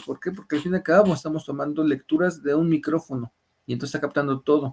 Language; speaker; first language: Spanish; native; Spanish